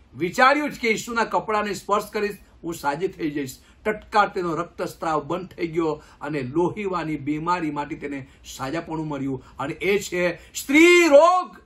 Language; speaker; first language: Gujarati; non-native, local second language; Gamit